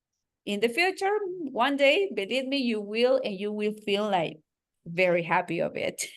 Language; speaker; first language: English; non-native, fluent; Spanish